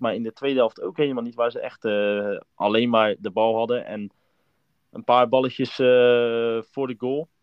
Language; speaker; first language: Dutch; native; Dutch